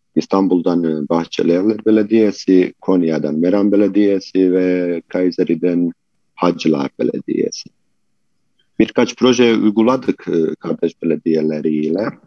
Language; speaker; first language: Turkish; non-native, fluent; Bosnian